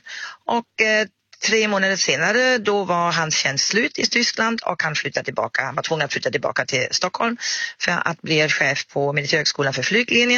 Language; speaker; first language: Swedish; non-native, fluent; German